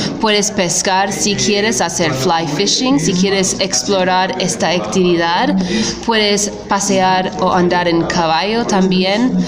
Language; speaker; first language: Spanish; non-native, fluent; English